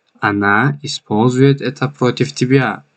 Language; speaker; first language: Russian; non-native, fluent; Tajik